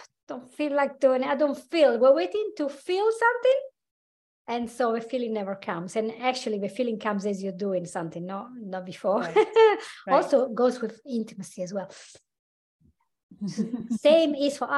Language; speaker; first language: English; non-native, fluent; Italian